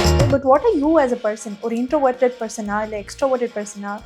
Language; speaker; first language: Tamil; native; Tamil